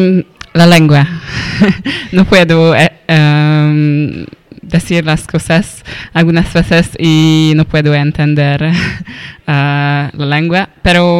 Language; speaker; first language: Spanish; non-native, learner; Hungarian